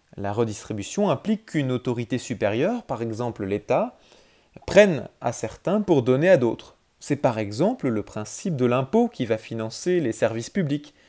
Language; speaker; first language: French; native; French